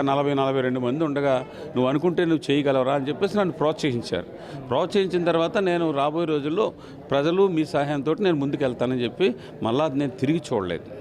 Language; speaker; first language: Telugu; native; Telugu